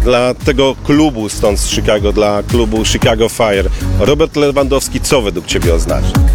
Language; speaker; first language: Polish; native; Polish